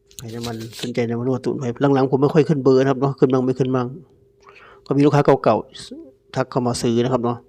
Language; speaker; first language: Thai; native; Thai